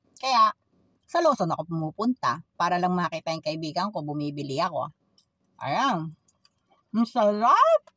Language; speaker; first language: Filipino; native; Filipino